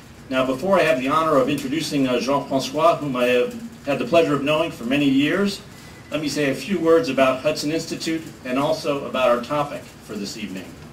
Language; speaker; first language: English; native; English